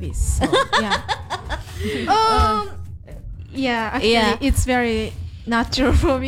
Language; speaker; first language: English; non-native, learner; Japanese